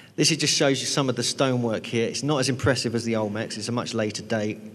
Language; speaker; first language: English; native; English